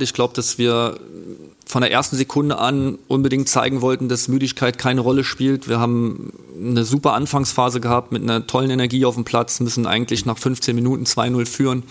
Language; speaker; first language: German; native; German